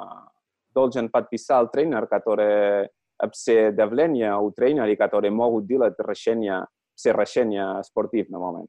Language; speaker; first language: Russian; non-native, learner; Catalan